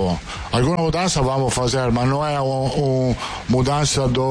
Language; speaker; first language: Portuguese; non-native, fluent; Italian